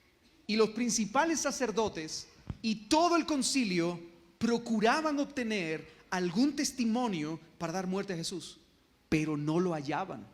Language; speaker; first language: Spanish; native; Spanish